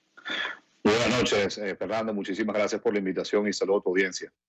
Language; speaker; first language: Spanish; native; Spanish